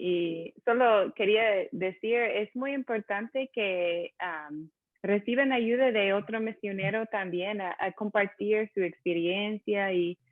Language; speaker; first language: Spanish; non-native, fluent; English